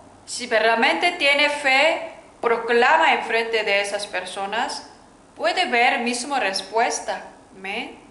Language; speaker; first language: Spanish; non-native, learner; Korean